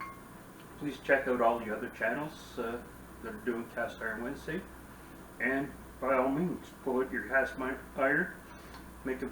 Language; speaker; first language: English; native; English